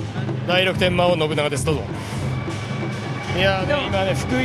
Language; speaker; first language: Japanese; native; Japanese